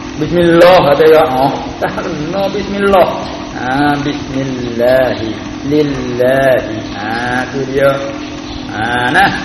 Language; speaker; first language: Malay; native; Malay